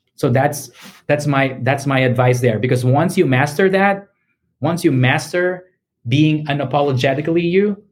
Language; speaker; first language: English; native; English